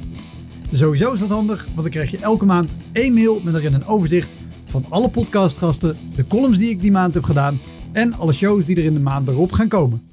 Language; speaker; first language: Dutch; native; Dutch